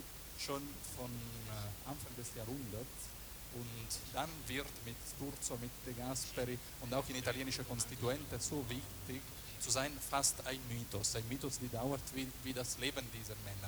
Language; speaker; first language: German; non-native, learner; Italian